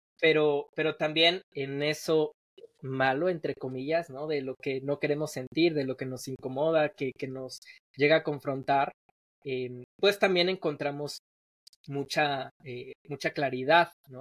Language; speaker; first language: Spanish; native; Spanish